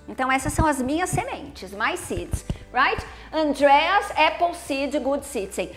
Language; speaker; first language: English; non-native, fluent; Portuguese